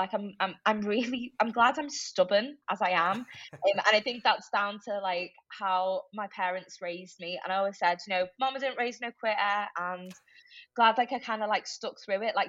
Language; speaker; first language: English; native; English